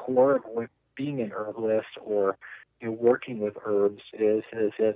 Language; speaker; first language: English; native; English